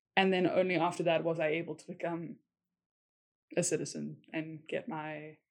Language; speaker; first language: English; native; English